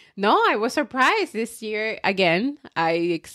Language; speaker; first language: English; early bilingual, other home language; Spanish